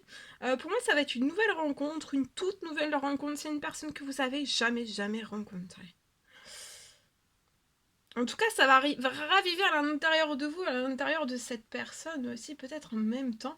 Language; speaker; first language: French; native; French